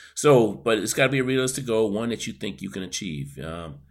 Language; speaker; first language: English; native; English